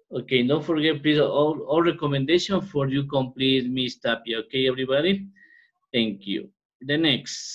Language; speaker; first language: English; non-native, learner; Spanish